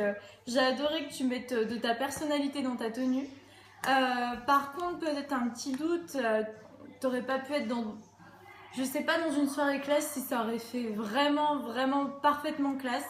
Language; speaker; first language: French; native; French